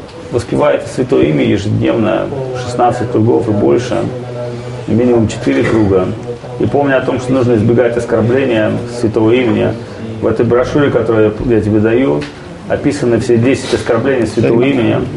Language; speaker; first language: Russian; native; Russian